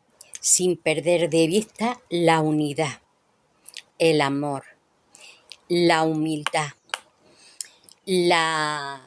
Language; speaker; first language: Spanish; native; Spanish